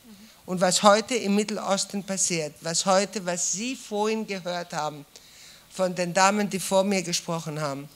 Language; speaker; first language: German; non-native, fluent; Greek